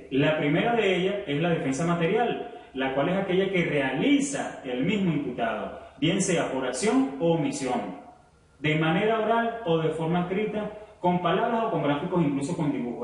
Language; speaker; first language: Spanish; native; Spanish